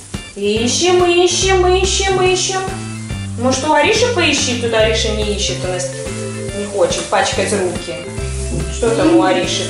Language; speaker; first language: Russian; native; Russian